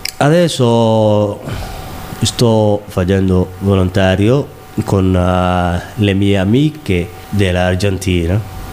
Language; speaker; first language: Italian; non-native, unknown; Somali